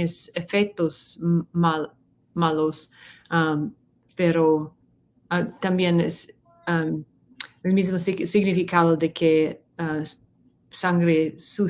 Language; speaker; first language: Spanish; non-native, learner; English